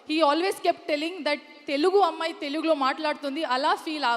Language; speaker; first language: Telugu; non-native, learner; Kannada